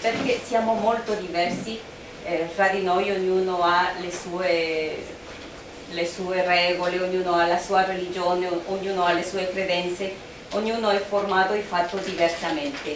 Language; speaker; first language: Italian; non-native, fluent; Spanish